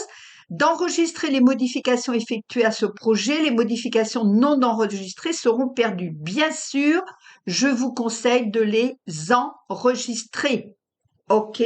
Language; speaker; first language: French; native; French